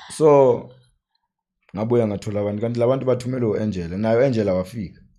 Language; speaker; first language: Zulu; non-native, fluent; Tsonga